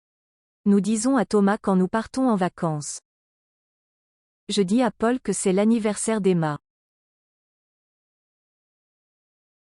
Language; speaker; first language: French; non-native, learner; English